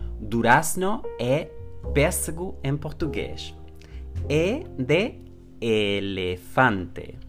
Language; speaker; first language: Portuguese; non-native, fluent; Spanish